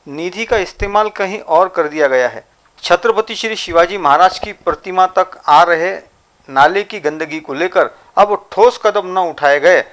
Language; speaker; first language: Hindi; non-native, local second language; Marathi